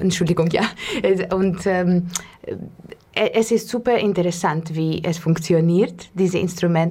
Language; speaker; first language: German; non-native, learner; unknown